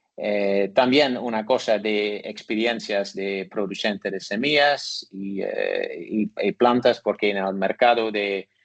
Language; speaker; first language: Spanish; non-native, learner; Dutch